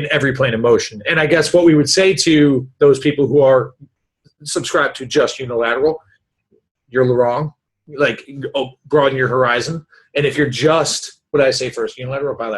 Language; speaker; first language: English; native; English